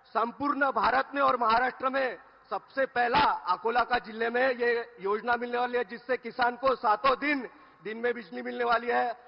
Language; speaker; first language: Hindi; non-native, local second language; Marathi